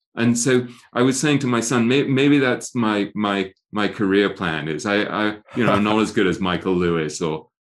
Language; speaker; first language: English; native; English